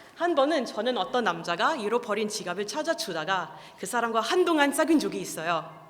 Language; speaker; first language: Korean; non-native, fluent; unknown